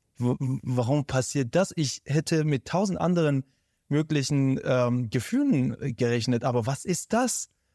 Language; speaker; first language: German; non-native, fluent; Persian